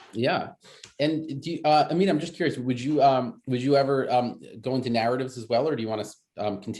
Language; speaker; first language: English; native; English